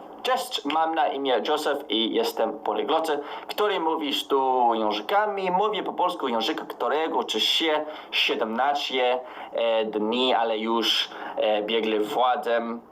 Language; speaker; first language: Polish; non-native, learner; English